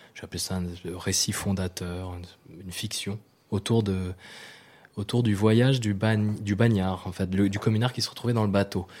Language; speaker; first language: French; native; French